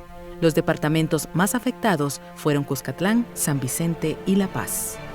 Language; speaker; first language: Spanish; native; Spanish